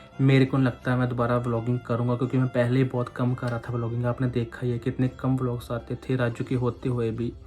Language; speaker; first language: Hindi; non-native, local second language; Punjabi